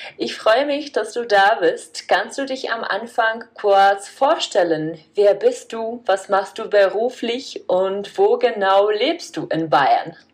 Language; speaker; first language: German; non-native, fluent; Czech